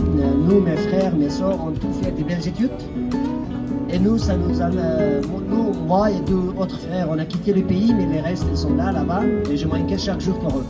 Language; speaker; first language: French; non-native, fluent; Persian